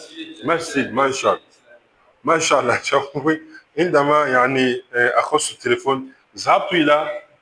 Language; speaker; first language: Arabic; non-native, fluent; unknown